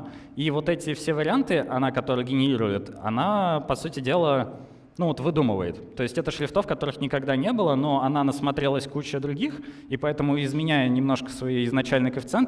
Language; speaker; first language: Russian; native; Russian